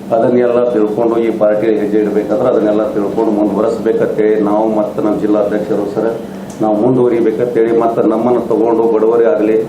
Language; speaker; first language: Kannada; non-native, local second language; Lambadi